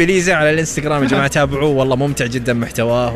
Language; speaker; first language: Arabic; native; Arabic